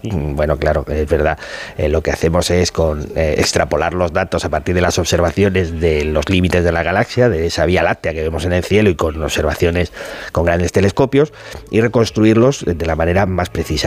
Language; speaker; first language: Spanish; native; Spanish